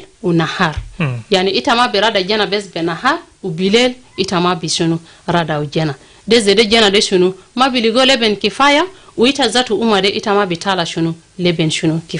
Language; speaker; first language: Arabic; non-native, local second language; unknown